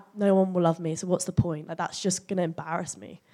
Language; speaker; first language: English; native; English